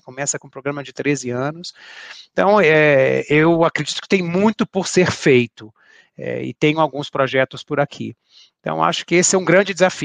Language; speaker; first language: Portuguese; native; Portuguese